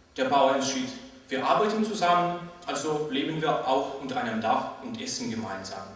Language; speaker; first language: German; non-native, fluent; Russian